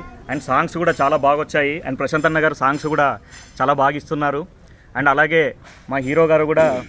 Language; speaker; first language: Telugu; native; Telugu